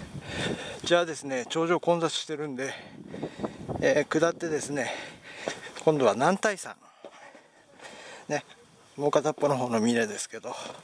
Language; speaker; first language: Japanese; native; Japanese